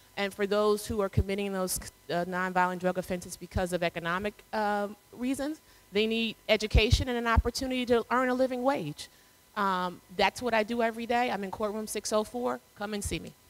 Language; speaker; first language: English; native; English